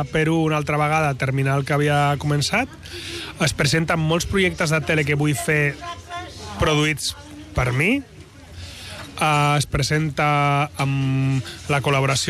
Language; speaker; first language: Catalan; non-native, local second language; Spanish